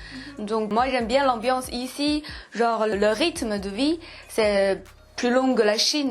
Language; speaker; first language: French; non-native, fluent; Chinese